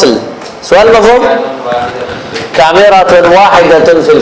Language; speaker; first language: Arabic; non-native, fluent; Urdu